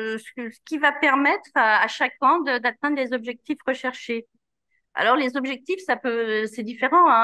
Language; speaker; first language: French; native; French